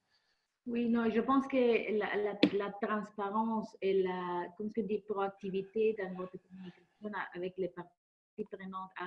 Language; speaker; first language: French; non-native, fluent; Spanish